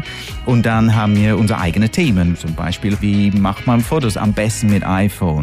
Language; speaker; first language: German; non-native, fluent; English